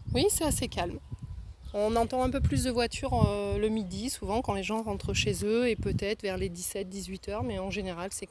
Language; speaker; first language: French; native; French